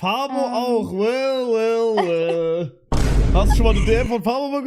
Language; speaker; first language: German; native; German